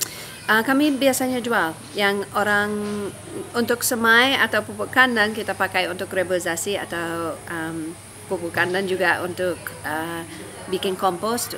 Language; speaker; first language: Indonesian; non-native, fluent; English